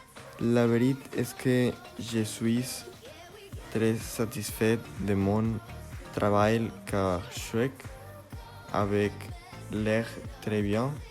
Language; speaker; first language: French; non-native, learner; Spanish